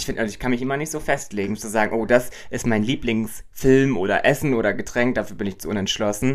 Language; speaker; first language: German; native; German